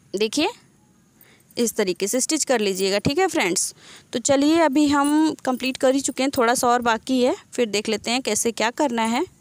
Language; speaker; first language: Hindi; native; Hindi